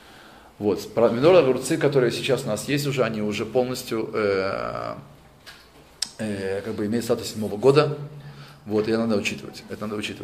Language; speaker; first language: Russian; native; Russian